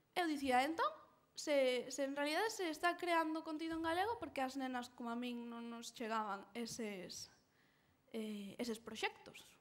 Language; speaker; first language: Galician; non-native, local second language; Spanish